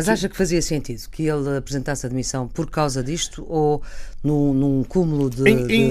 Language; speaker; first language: Portuguese; native; Portuguese